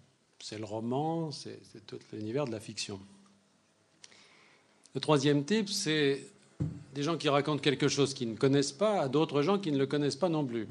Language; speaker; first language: French; native; French